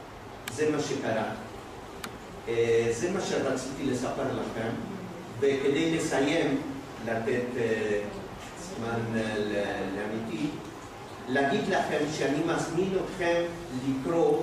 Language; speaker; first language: Hebrew; non-native, fluent; Spanish